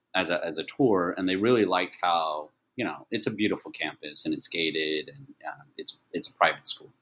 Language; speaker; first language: English; early bilingual, other home language; Chinese